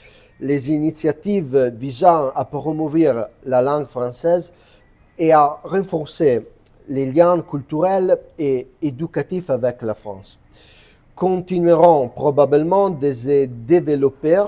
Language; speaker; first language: French; non-native, learner; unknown